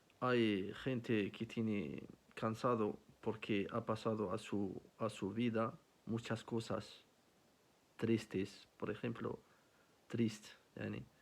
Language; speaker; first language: Spanish; non-native, learner; Arabic